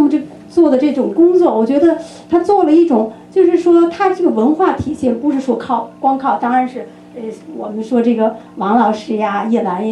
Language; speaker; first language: Chinese; native; Chinese